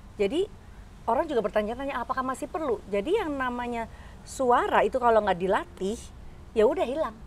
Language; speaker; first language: Indonesian; native; Indonesian